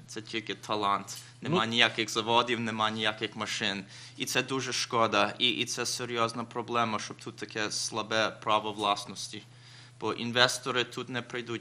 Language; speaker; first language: Ukrainian; early bilingual, heritage; Ukrainian